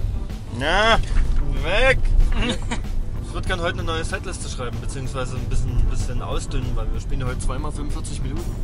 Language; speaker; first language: German; native; German